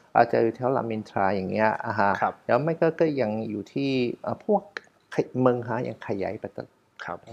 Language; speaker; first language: Thai; non-native, fluent; Chinese